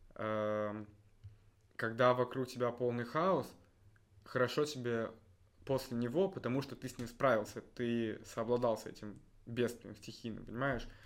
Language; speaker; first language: Russian; native; Russian